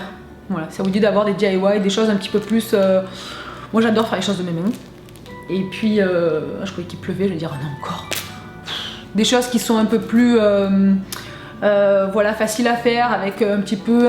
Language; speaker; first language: French; native; French